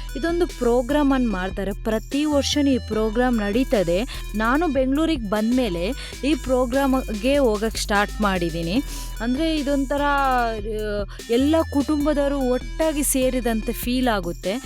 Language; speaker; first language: Kannada; non-native, local second language; Tulu